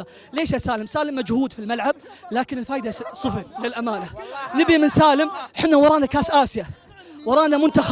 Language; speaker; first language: Arabic; native; Arabic